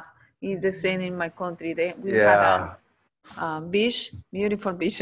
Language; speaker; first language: English; non-native, learner; Spanish